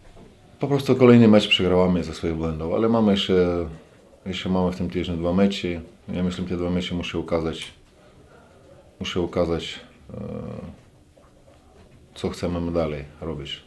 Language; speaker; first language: Polish; non-native, fluent; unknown